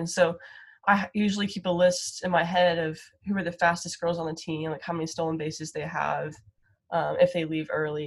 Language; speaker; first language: English; native; English